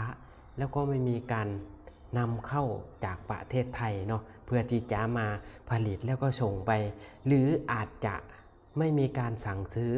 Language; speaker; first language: Thai; non-native, local second language; Northeastern Thai